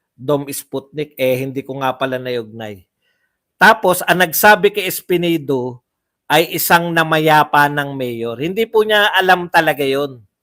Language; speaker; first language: Filipino; native; Filipino